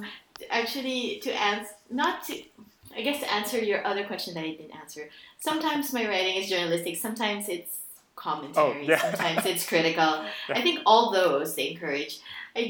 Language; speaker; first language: English; non-native, local second language; Filipino